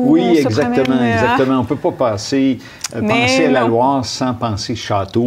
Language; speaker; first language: French; native; French